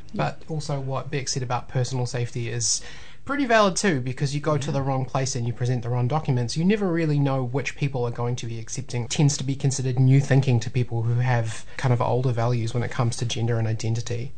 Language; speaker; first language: English; native; English